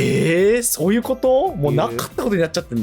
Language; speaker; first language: Japanese; native; Japanese